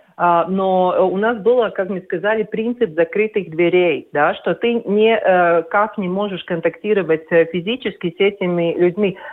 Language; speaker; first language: Russian; non-native, local second language; Latvian